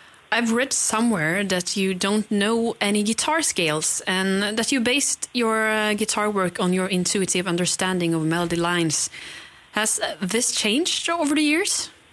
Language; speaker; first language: English; non-native, fluent; Norwegian